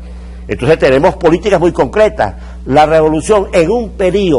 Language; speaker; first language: Spanish; native; Spanish